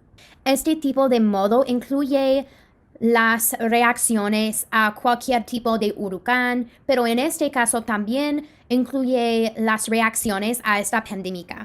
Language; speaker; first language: Spanish; non-native, fluent; English